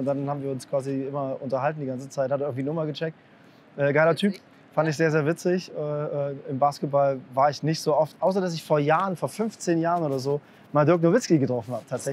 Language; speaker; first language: German; native; German